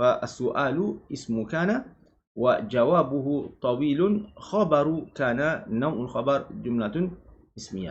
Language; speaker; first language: Arabic; non-native, fluent; Malay